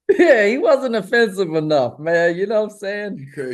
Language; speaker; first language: English; native; English